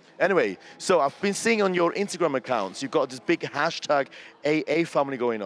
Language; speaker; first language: English; non-native, fluent; German